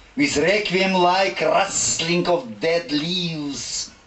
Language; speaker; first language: English; non-native, fluent; Russian